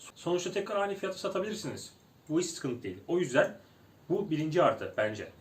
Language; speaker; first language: Turkish; native; Turkish